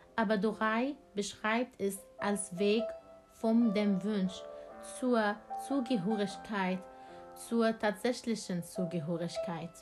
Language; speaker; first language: German; non-native, fluent; Arabic